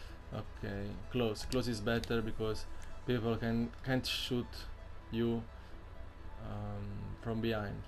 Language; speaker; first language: English; non-native, learner; Italian